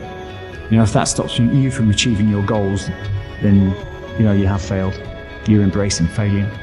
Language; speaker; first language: English; native; English